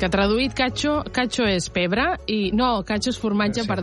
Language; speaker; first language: Catalan; native; Catalan